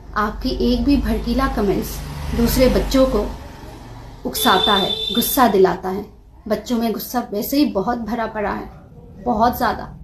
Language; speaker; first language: Hindi; non-native, local second language; Kok Borok